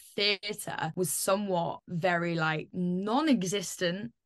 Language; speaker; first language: English; native; English